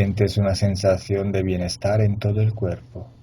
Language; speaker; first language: Spanish; non-native, fluent; Italian